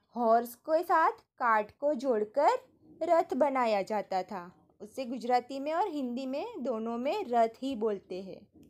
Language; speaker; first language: Hindi; non-native, local second language; Gujarati